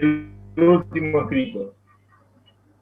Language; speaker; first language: Spanish; native; Spanish